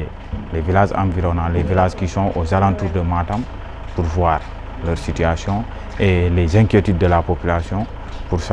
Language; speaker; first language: French; non-native, local second language; Wolof